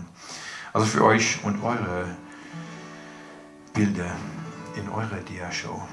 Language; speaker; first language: German; non-native, fluent; English